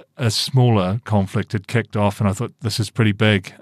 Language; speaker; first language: English; native; English